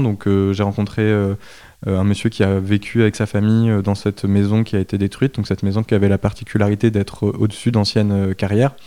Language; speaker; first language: French; native; French